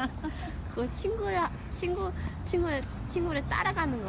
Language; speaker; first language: Korean; early bilingual, heritage; English